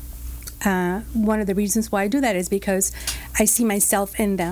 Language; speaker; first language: English; non-native, fluent; Spanish